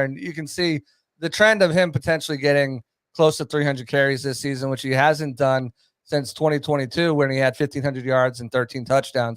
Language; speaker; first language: English; native; English